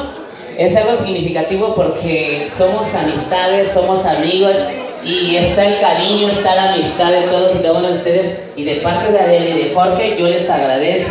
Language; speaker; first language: Spanish; native; Spanish